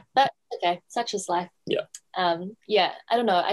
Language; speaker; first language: English; native; English